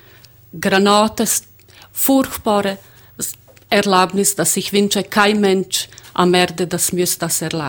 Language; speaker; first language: German; non-native, learner; Croatian